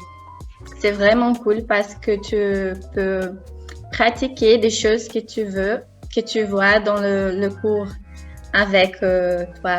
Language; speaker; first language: French; non-native, learner; Portuguese